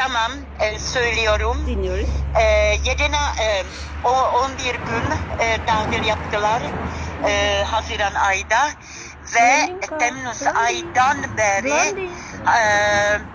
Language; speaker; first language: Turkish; non-native, learner; Czech